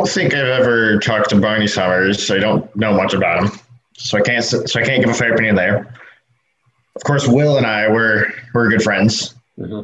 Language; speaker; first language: English; native; English